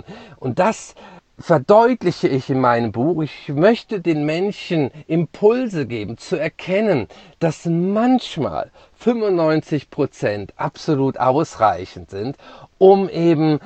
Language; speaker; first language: German; native; German